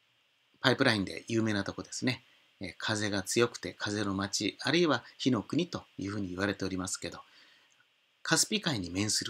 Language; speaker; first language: Japanese; native; Japanese